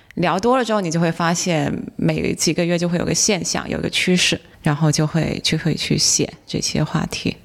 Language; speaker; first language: Chinese; non-native, local second language; Cantonese